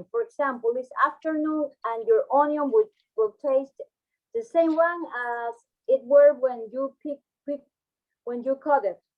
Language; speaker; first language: English; non-native, fluent; Spanish